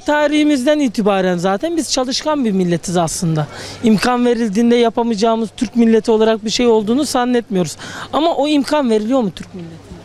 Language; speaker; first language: Turkish; native; Turkish